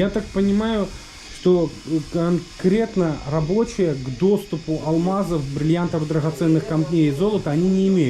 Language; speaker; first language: Russian; native; Russian